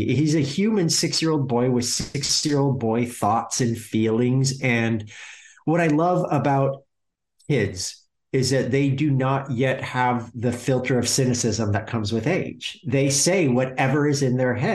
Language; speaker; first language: English; native; English